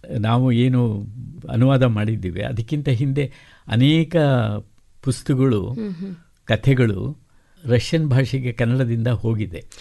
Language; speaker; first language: Kannada; native; Kannada